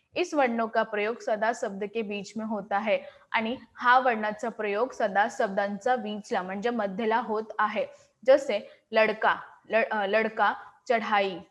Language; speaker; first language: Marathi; non-native, local second language; Hindi